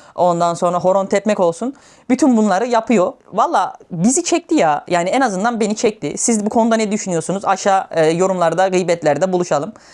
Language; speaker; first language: Turkish; native; Turkish